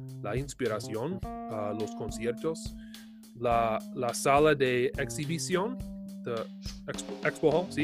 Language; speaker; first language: Spanish; non-native, learner; English